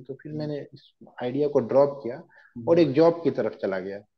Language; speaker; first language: Hindi; native; Hindi